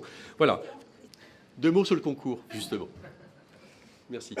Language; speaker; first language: French; native; French